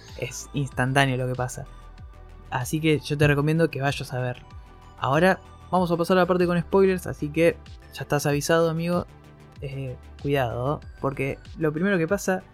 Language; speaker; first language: Spanish; native; Spanish